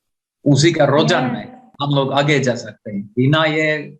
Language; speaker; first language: Hindi; non-native, learner; Finnish